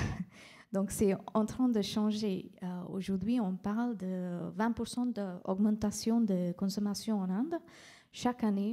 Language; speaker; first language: French; non-native, fluent; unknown